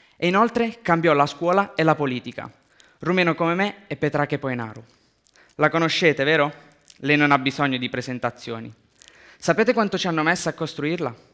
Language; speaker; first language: Italian; early bilingual, other home language; Romanian